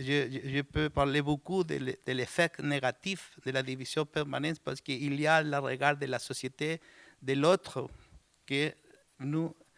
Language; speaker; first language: French; non-native, learner; Spanish